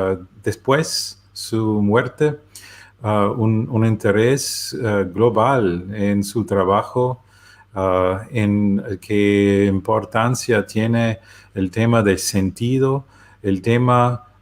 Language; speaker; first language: Spanish; non-native, learner; German